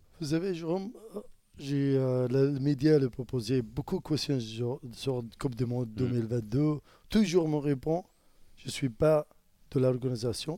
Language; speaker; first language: French; non-native, learner; Arabic